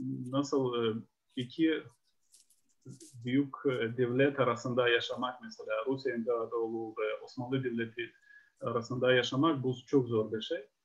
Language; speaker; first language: Turkish; non-native, fluent; Ukrainian